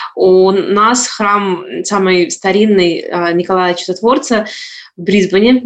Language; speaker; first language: Russian; native; Russian